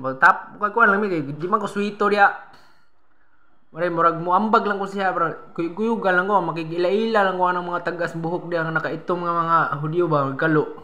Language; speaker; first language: Cebuano; non-native, local second language; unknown